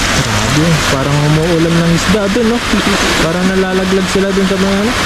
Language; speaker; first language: Filipino; native; Filipino